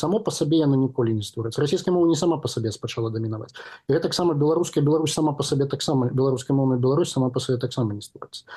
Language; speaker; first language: Belarusian; non-native, local second language; Russian